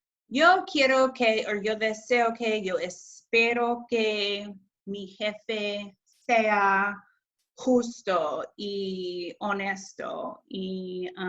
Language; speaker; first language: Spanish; non-native, fluent; English